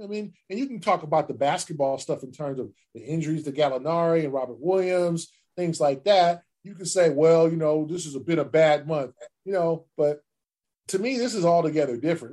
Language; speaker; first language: English; native; English